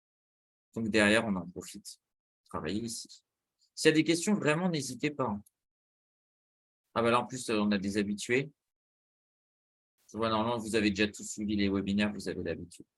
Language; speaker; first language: French; native; French